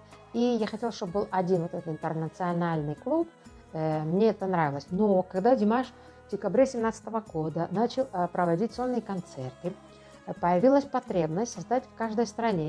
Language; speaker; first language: Russian; non-native, local second language; Georgian